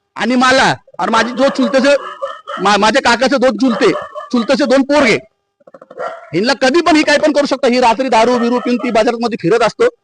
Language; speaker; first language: Marathi; non-native, local second language; Urdu